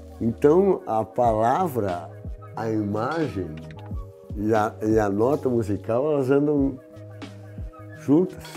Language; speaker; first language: Portuguese; native; Portuguese